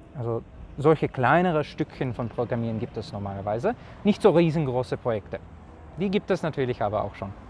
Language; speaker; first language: German; non-native, fluent; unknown